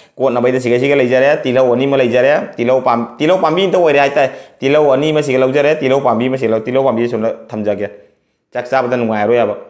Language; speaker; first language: Manipuri; native; Manipuri